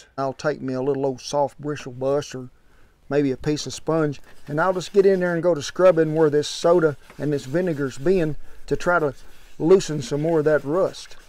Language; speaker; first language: English; native; English